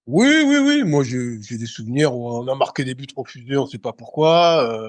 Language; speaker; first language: French; native; French